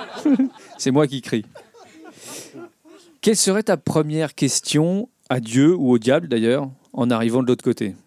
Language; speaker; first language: French; native; French